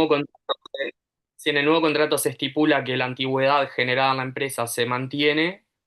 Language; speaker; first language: Spanish; native; Spanish